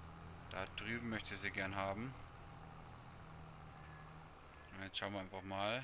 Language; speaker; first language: German; native; German